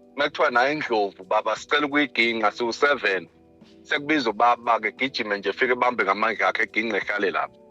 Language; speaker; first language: Zulu; native; Zulu